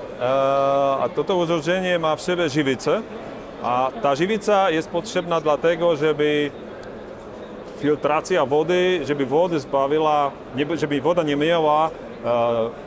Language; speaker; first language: Polish; non-native, learner; Slovak